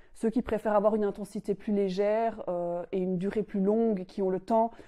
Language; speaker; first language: French; native; French